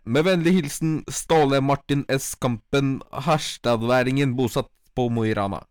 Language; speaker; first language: Norwegian; early bilingual, other home language; Polish